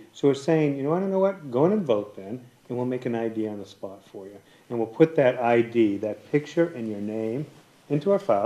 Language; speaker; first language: English; native; English